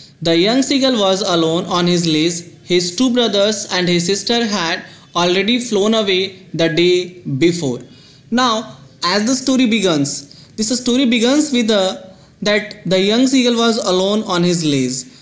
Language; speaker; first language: English; non-native, local second language; Hindi